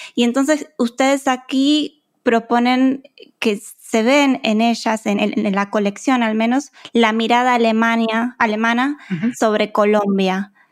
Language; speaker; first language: Spanish; native; Spanish